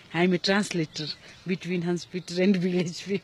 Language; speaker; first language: English; non-native, local second language; Hindi